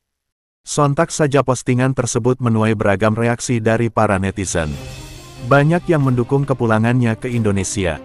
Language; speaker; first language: Indonesian; native; Indonesian